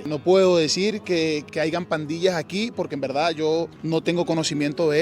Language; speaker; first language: Spanish; native; Spanish